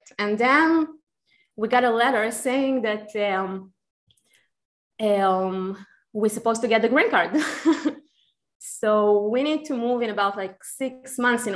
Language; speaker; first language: English; non-native, fluent; Hebrew